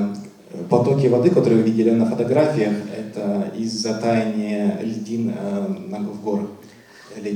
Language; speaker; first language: Russian; native; Russian